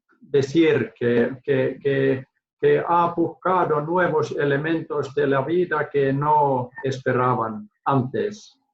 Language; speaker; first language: Spanish; non-native, learner; Finnish